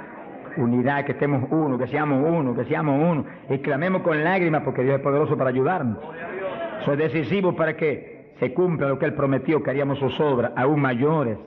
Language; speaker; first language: Spanish; native; Spanish